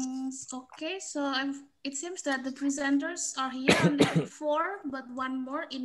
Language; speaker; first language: English; non-native, fluent; Indonesian